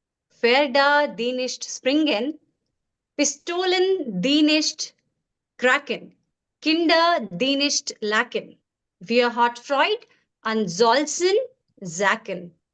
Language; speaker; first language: German; non-native, learner; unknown